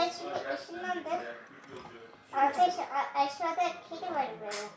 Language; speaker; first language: Turkish; early bilingual, heritage; Turkish